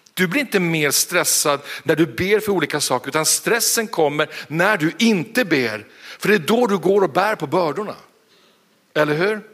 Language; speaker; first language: Swedish; native; Swedish